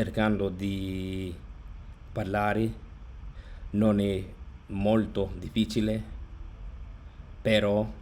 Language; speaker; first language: Italian; non-native, learner; English